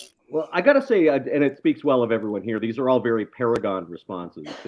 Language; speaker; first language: English; native; English